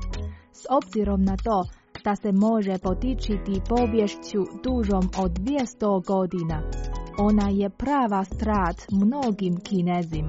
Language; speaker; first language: Croatian; native; Croatian